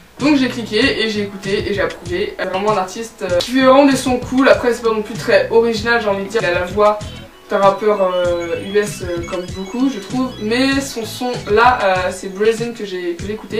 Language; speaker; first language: French; native; French